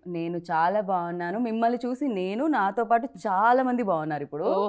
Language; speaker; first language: Telugu; native; Telugu